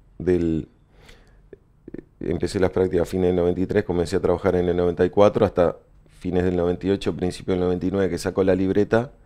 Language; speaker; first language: Spanish; native; Spanish